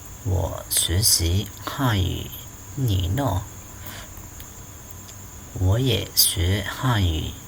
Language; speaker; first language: Chinese; non-native, fluent; Hmong